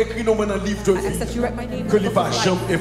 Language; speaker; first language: French; non-native, local second language; Haitian Creole